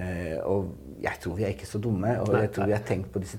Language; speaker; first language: Norwegian; non-native, fluent; Italian